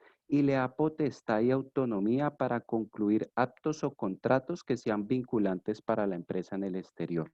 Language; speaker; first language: Spanish; native; Spanish